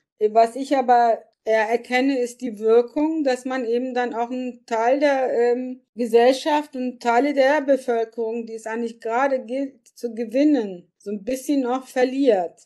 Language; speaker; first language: German; early bilingual, other home language; Turkish